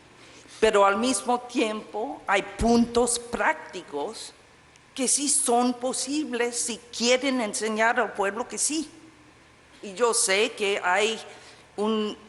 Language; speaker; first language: Spanish; non-native, fluent; English